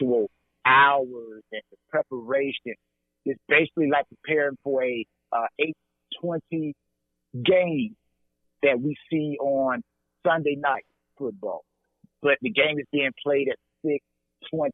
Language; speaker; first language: English; native; English